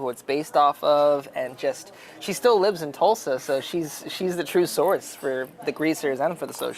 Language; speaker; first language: English; native; English